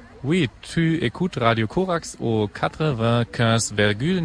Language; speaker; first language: French; non-native, fluent; German